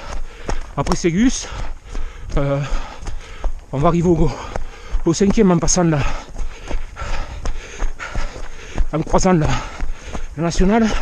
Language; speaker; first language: French; native; French